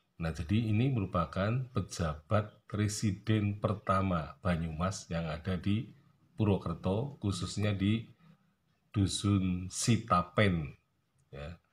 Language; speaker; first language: Indonesian; native; Indonesian